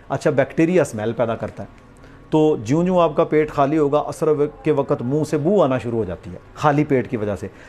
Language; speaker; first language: Urdu; non-native, local second language; Punjabi